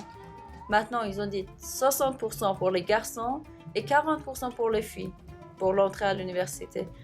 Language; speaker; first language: French; non-native, fluent; Persian